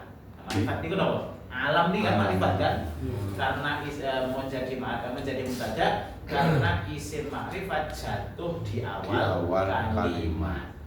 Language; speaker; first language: Indonesian; native; Indonesian